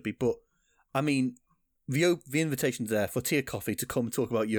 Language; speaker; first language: English; native; English